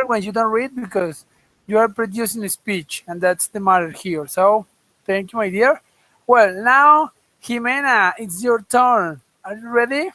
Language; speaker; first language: English; non-native, fluent; Spanish